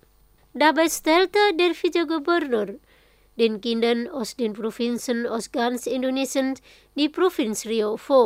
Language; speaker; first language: German; non-native, fluent; Indonesian